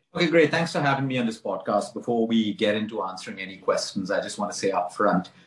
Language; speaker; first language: English; non-native, local second language; Konkani